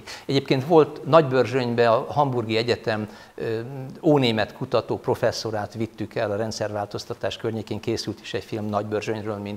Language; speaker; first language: Hungarian; native; Hungarian